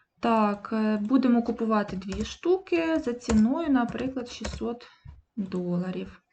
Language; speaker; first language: Ukrainian; native; Ukrainian